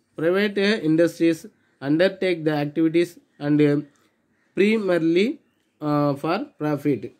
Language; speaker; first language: English; non-native, local second language; Tamil